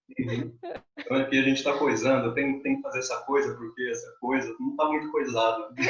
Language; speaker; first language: Portuguese; native; Portuguese